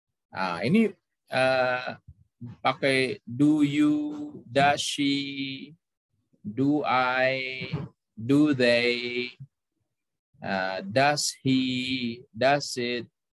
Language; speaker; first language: English; non-native, fluent; Indonesian